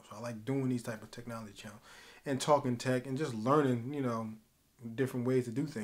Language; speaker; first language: English; native; English